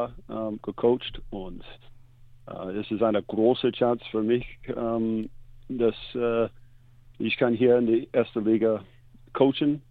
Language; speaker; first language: German; non-native, learner; English